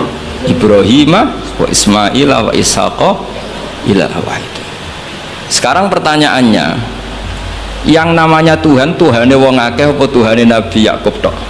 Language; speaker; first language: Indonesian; non-native, local second language; Javanese